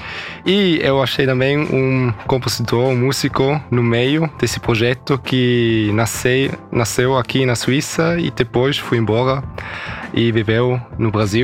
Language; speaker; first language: Portuguese; early bilingual, heritage; German